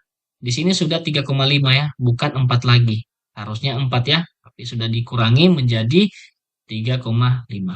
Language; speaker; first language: Indonesian; native; Indonesian